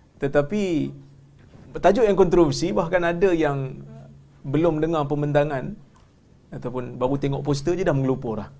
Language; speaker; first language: Malay; native; Malay